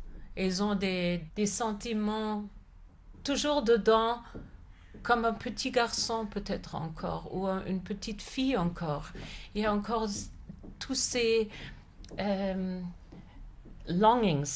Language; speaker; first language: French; non-native, fluent; German